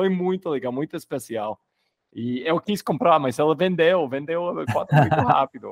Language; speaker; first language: Portuguese; non-native, fluent; English